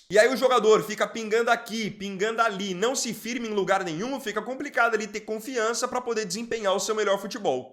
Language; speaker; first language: Portuguese; native; Portuguese